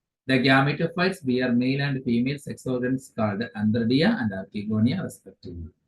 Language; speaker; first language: English; non-native, local second language; Malayalam